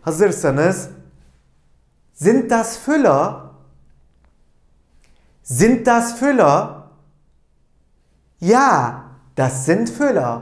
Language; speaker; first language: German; non-native, fluent; Turkish